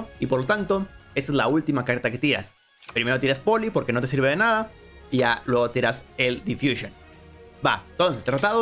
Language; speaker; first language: Spanish; native; Spanish